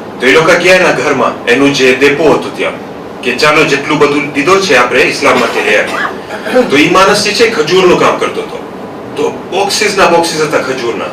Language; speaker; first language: Gujarati; early bilingual, heritage; Gujarati